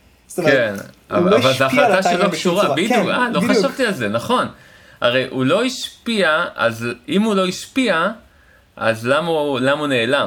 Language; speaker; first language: Hebrew; native; Hebrew